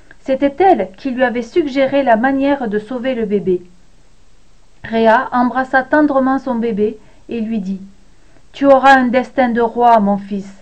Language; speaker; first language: French; native; French